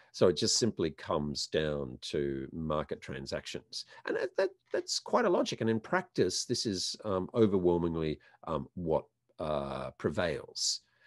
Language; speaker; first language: English; native; English